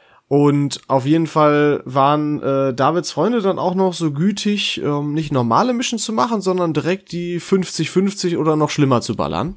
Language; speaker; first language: German; native; German